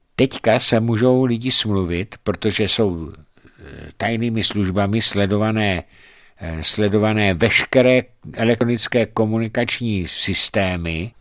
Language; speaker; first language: Czech; native; Czech